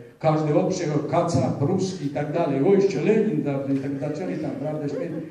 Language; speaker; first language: Polish; early bilingual, heritage; Polish